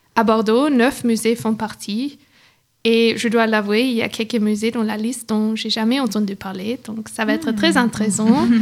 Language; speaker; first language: French; non-native, fluent; German